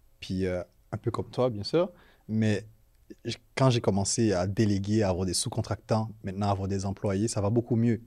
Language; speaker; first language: French; native; French